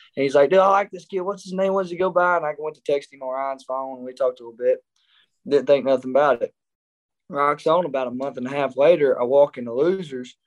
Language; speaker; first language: English; native; English